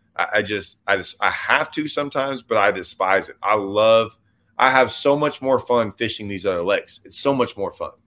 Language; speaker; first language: English; native; English